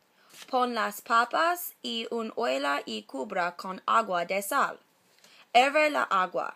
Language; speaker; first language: Spanish; non-native, learner; English